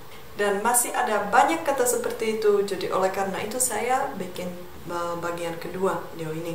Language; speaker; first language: Indonesian; non-native, fluent; Czech